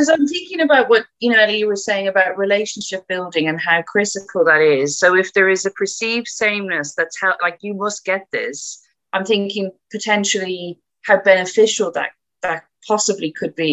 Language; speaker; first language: English; native; English